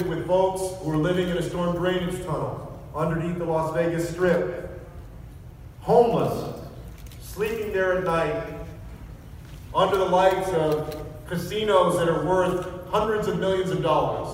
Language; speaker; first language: English; native; English